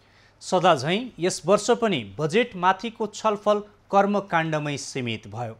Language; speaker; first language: Nepali; native; Nepali